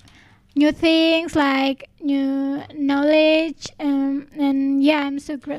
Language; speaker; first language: English; non-native, learner; Indonesian